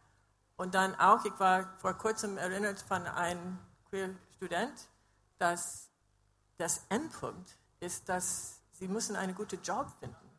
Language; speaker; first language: German; non-native, fluent; English